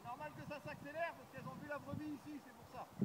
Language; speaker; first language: French; native; French